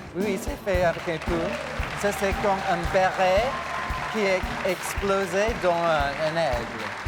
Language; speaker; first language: French; non-native, fluent; English